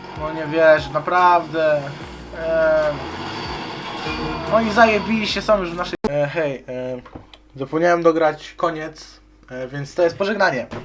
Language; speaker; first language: Polish; native; Polish